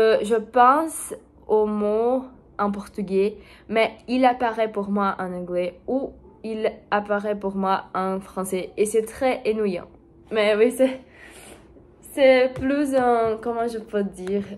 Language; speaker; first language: French; non-native, learner; Portuguese